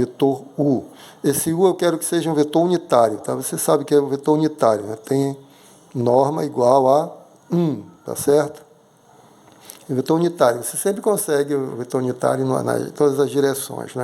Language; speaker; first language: Portuguese; native; Portuguese